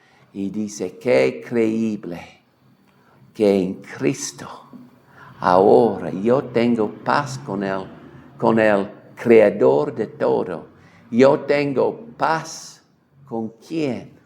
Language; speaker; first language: Spanish; non-native, fluent; English